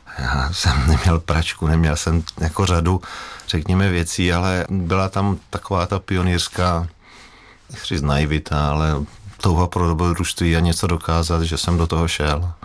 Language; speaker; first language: Czech; native; Czech